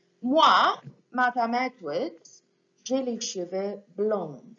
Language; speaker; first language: French; non-native, fluent; English